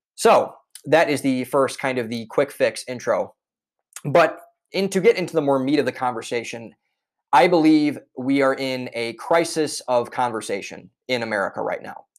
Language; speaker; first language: English; native; English